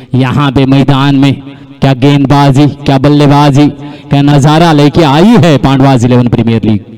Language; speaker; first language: Hindi; non-native, local second language; Marathi